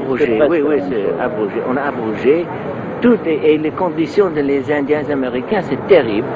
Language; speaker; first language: French; non-native, learner; English